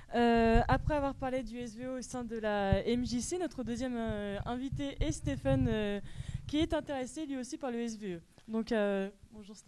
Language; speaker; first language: French; native; French